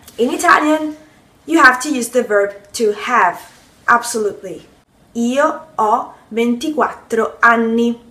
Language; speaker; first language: English; non-native, fluent; Italian